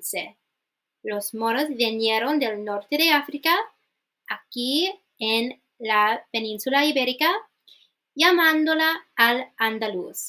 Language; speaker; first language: Spanish; non-native, fluent; English